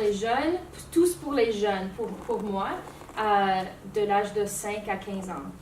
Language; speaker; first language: French; non-native, learner; English